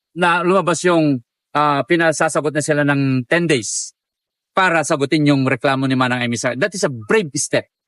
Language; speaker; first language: Filipino; non-native, local second language; Iloko